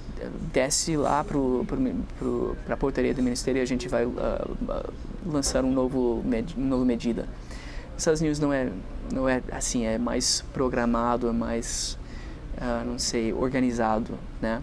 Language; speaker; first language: Portuguese; non-native, fluent; English